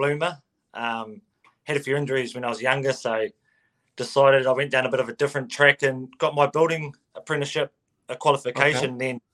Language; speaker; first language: English; native; English